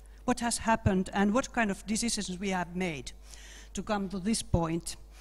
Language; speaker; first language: English; non-native, fluent; Finnish